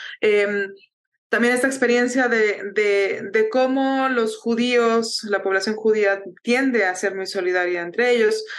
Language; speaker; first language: Spanish; native; Spanish